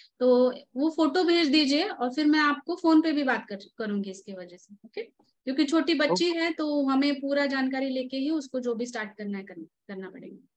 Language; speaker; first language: Hindi; non-native, local second language; Marathi